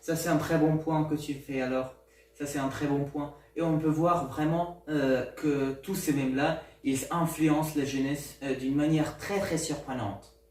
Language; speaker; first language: French; non-native, learner; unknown